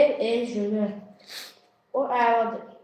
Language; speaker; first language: French; non-native, learner; Azerbaijani